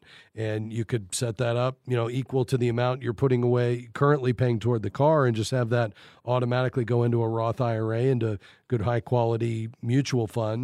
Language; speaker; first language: English; native; English